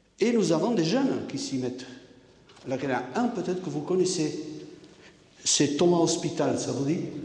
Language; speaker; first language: French; non-native, local second language; Basque